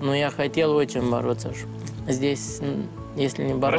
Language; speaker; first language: Russian; non-native, learner; Romanian